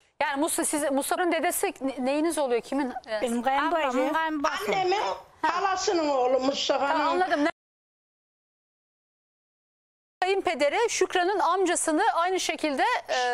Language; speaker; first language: Turkish; native; Turkish